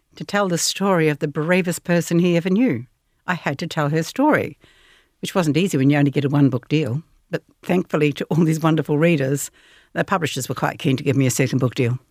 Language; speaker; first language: English; native; English